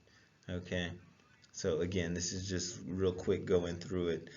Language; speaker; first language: English; native; English